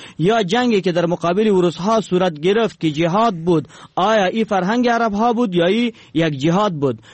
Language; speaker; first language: Persian; non-native, local second language; Pashto